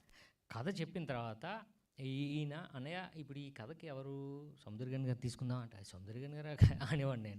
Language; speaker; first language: Telugu; native; Telugu